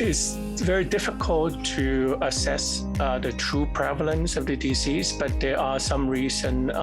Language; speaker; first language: English; non-native, fluent; Cantonese